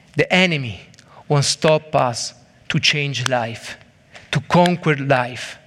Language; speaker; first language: English; non-native, learner; Italian